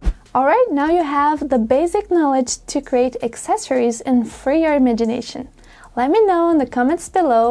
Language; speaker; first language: English; non-native, fluent; Portuguese